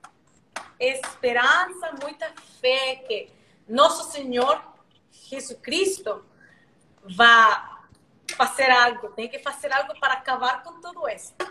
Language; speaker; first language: Portuguese; non-native, learner; Spanish